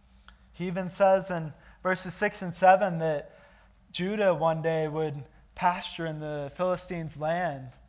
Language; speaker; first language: English; native; English